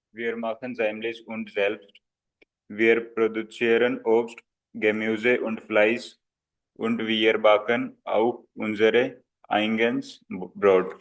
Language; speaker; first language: German; non-native, learner; Hindi